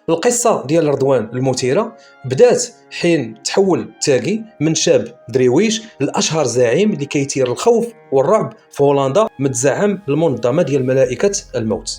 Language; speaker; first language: Arabic; native; Arabic